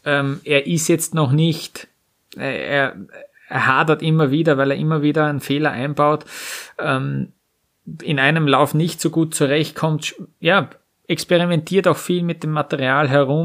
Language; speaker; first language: German; native; German